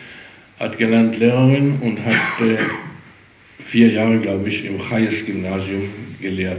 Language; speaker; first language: German; early bilingual, heritage; German